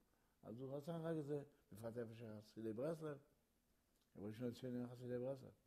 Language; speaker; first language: Hebrew; early bilingual, other home language; Yiddish